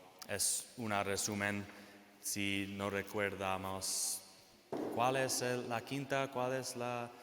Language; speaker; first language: Spanish; non-native, fluent; English